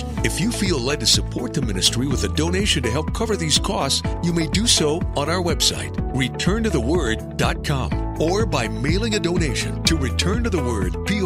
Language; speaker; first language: English; native; English